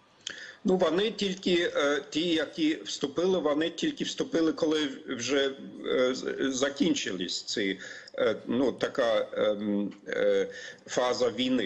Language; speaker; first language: Ukrainian; non-native, fluent; German